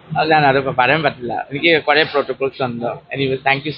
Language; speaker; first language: Malayalam; non-native, local second language; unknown